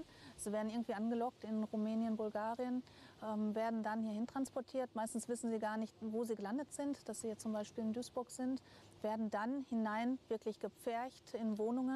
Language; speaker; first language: German; native; German